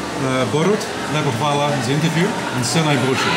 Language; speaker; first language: Slovenian; early bilingual, heritage; Slovenian